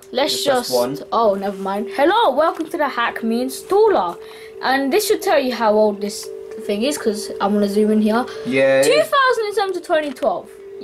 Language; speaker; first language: English; native; English